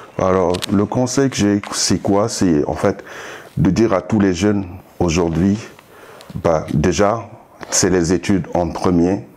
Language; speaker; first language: French; non-native, local second language; Sango